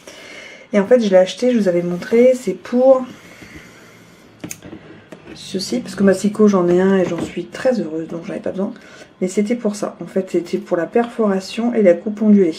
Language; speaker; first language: French; native; French